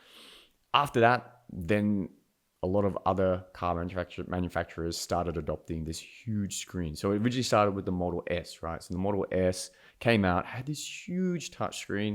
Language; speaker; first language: English; native; English